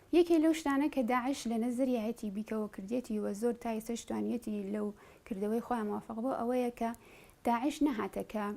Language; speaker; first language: Central Kurdish; non-native, local second language; Southern Kurdish